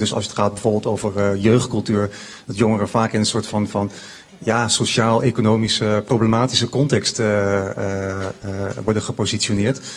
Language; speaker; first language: Dutch; native; Dutch